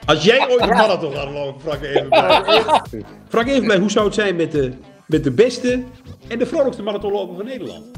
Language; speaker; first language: Dutch; native; Dutch